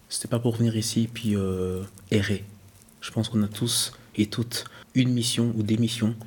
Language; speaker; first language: French; early bilingual, other home language; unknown